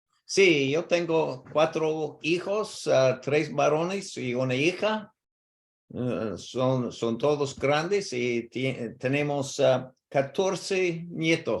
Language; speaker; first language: Spanish; non-native, learner; English